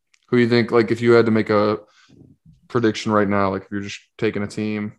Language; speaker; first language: English; native; English